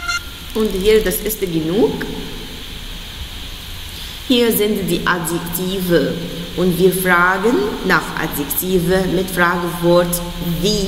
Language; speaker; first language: German; non-native, fluent; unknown